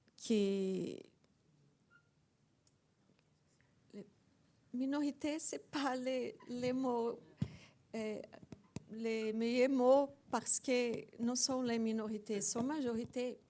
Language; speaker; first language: French; non-native, fluent; Portuguese